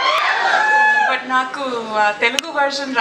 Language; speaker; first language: Telugu; non-native, local second language; Malayalam